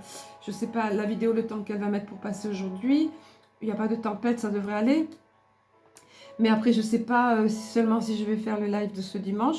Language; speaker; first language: French; native; French